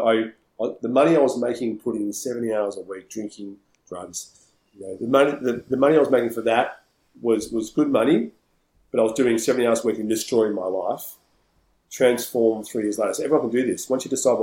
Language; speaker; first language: English; native; English